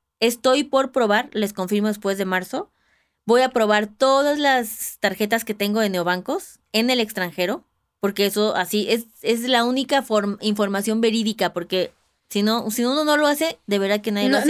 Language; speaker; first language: Spanish; native; Spanish